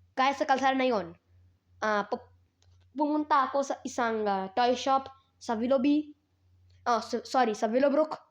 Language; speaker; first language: Filipino; non-native, learner; Hindi